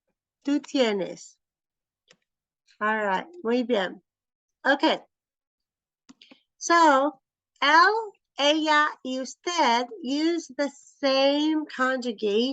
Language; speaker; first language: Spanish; non-native, fluent; English